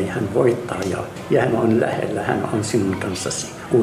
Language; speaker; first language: Finnish; non-native, fluent; Arabic